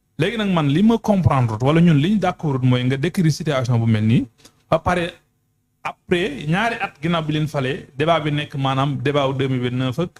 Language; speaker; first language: Wolof; native; Wolof